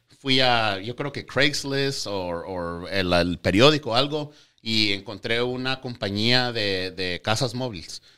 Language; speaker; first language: Spanish; early bilingual, heritage; Spanish